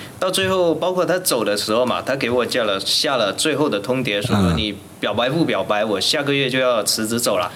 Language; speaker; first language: Chinese; non-native, local second language; Min Nan Chinese